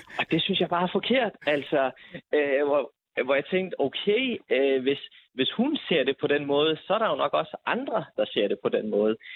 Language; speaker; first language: Danish; early bilingual, other home language; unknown